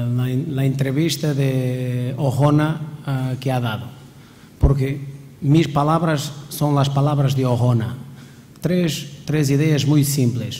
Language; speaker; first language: Spanish; non-native, fluent; Portuguese